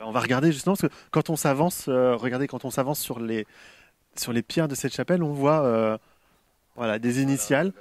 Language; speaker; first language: French; native; French